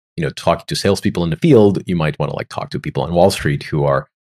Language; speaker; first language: English; non-native, fluent; Ukrainian